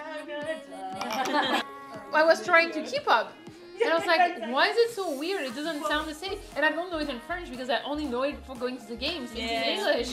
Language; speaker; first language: English; non-native, fluent; French